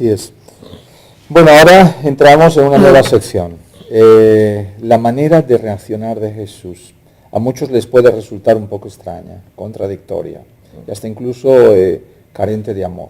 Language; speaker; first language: Spanish; native; Spanish